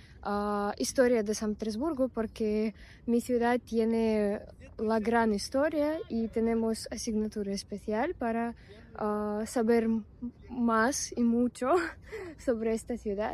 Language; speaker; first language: Spanish; non-native, fluent; Russian